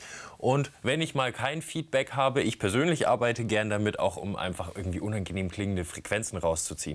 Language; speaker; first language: German; native; German